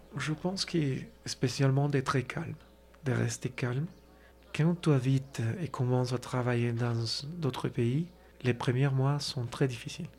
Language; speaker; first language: French; non-native, fluent; Spanish